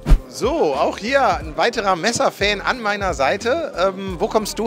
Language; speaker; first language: German; native; German